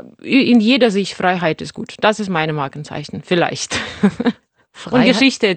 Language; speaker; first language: German; non-native, fluent; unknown